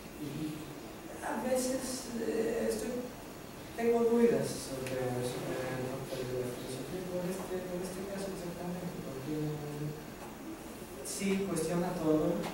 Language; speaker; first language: Spanish; non-native, fluent; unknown